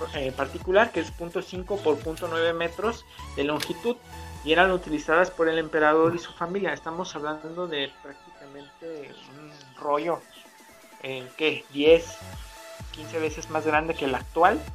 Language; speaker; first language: Spanish; native; Spanish